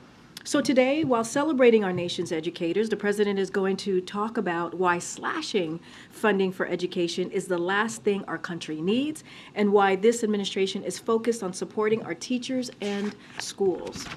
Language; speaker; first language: English; native; English